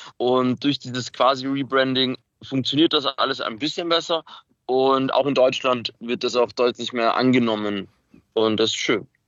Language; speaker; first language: German; early bilingual, other home language; Macedonian